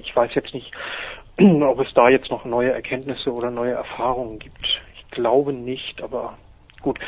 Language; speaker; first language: German; native; German